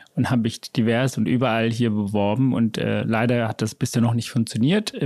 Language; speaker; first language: German; early bilingual, other home language; Sinhala